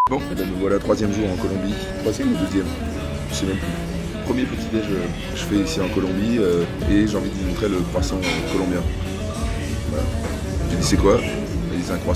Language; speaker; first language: French; native; French